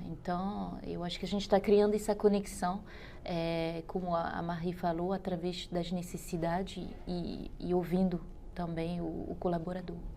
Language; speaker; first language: Portuguese; non-native, fluent; French